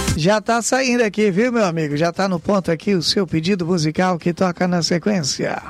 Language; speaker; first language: Portuguese; native; Portuguese